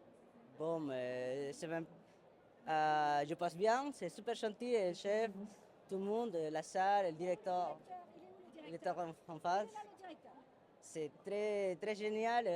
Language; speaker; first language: French; non-native, learner; Spanish